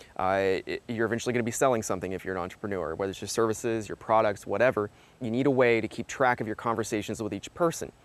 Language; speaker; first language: English; native; English